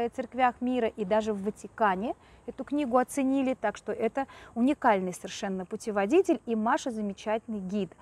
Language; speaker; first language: Russian; native; Russian